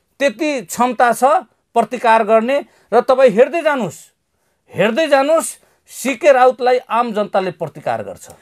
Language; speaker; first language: Nepali; non-native, local second language; Maithili